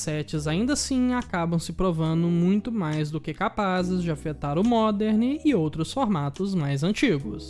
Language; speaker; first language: Portuguese; native; Portuguese